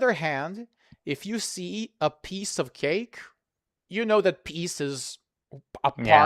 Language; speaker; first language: English; non-native, fluent; Serbian